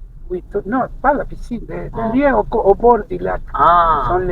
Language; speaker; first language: French; non-native, fluent; Spanish